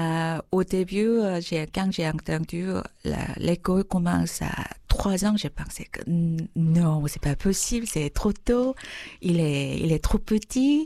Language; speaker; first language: French; non-native, fluent; Korean